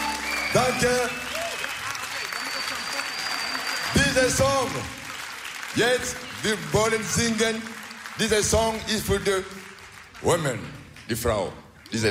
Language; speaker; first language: English; non-native, learner; French